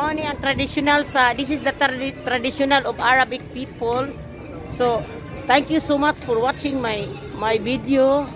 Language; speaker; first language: English; non-native, learner; Filipino